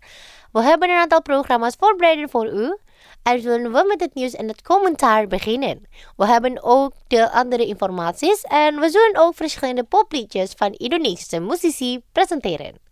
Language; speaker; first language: Dutch; non-native, fluent; Indonesian